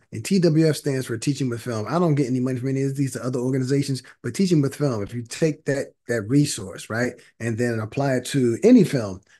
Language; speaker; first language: English; native; English